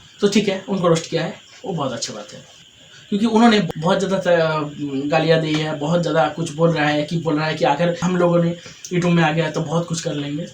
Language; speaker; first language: Hindi; non-native, local second language; Bangla